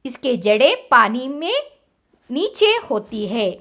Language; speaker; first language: Hindi; non-native, local second language; Kannada